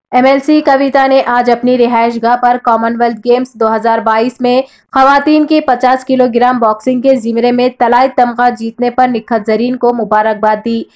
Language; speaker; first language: Urdu; native; Urdu